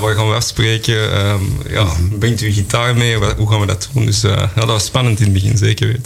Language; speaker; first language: Dutch; native; Dutch